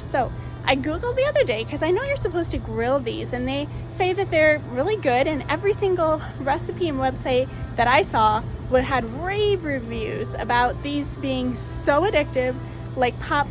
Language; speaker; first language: English; native; English